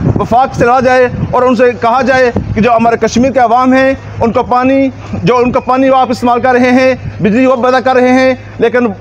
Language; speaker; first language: Urdu; non-native, local second language; Pahari-Potwari